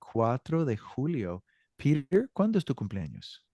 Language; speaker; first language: Spanish; non-native, fluent; English